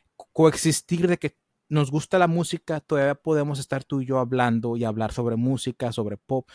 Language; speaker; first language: Spanish; early bilingual, heritage; Spanish